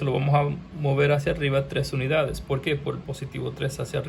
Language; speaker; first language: Spanish; early bilingual, heritage; Spanish